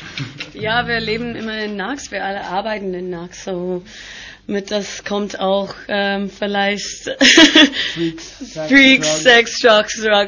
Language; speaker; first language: German; non-native, learner; English